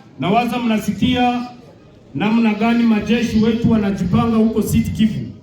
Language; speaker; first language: Swahili; non-native, local second language; Kinyarwanda